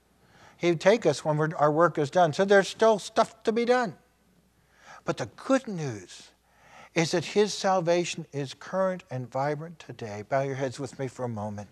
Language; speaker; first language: English; native; English